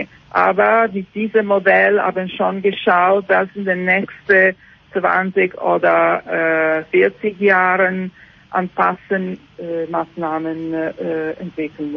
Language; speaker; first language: German; non-native, learner; Italian